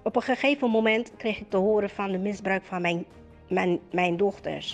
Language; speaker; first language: Dutch; native; Dutch